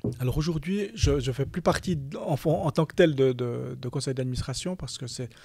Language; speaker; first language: French; native; French